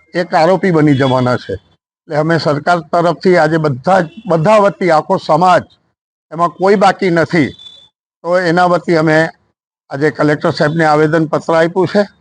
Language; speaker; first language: Gujarati; non-native, local second language; Sindhi